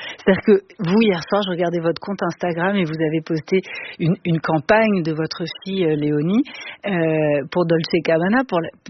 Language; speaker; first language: French; native; French